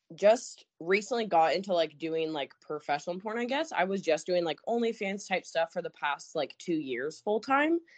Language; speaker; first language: English; native; English